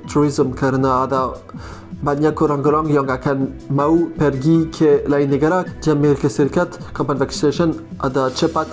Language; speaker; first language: Indonesian; non-native, learner; French